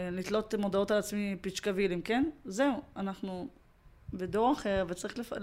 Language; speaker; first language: Hebrew; early bilingual, other home language; Russian